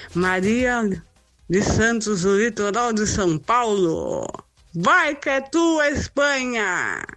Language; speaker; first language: Portuguese; native; Portuguese